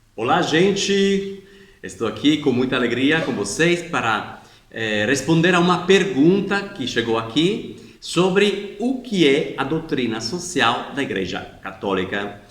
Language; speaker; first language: Portuguese; non-native, fluent; Italian